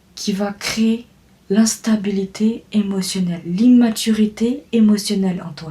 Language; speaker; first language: French; native; French